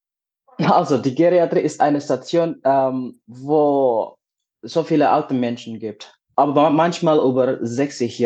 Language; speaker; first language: German; non-native, fluent; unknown